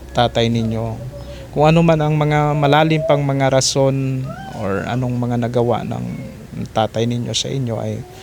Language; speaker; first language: Filipino; non-native, local second language; Aklanon